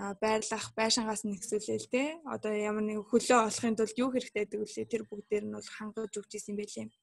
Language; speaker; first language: Mongolian; non-native, local second language; Kazakh